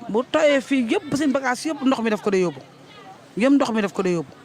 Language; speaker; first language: Wolof; native; Wolof